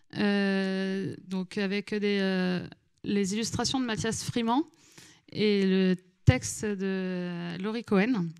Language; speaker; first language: French; native; French